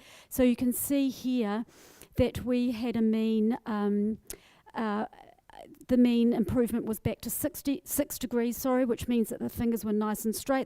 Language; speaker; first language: English; native; English